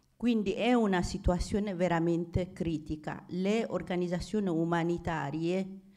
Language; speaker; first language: Italian; non-native, fluent; Amharic